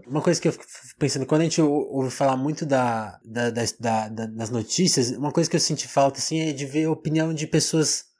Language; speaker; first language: Portuguese; native; Portuguese